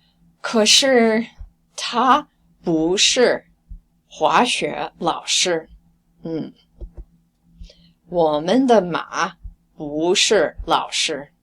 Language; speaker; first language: Chinese; non-native, fluent; English